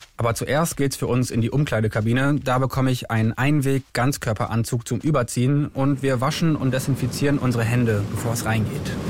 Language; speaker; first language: German; native; German